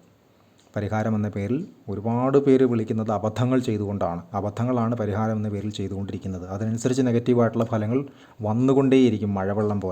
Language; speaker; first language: Malayalam; native; Malayalam